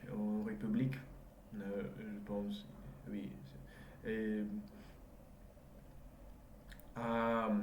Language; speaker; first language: French; non-native, learner; Russian